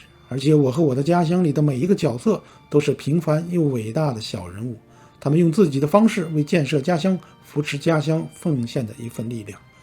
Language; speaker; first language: Chinese; native; Chinese